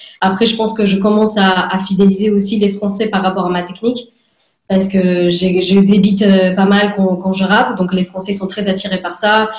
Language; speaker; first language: French; non-native, fluent; English